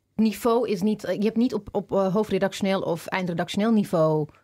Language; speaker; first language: Dutch; non-native, learner; Amharic